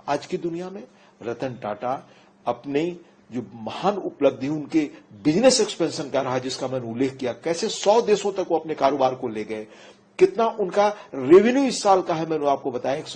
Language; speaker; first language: Hindi; native; Hindi